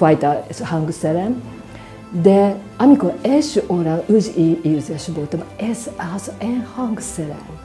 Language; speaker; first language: Hungarian; non-native, learner; Japanese